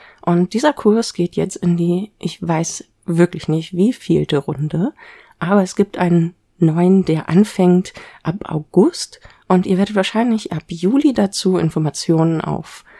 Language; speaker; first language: German; native; German